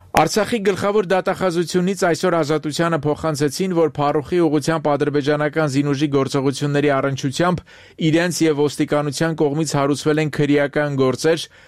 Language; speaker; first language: Armenian; native; Armenian